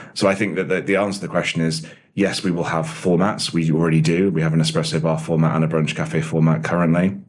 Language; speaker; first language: English; native; English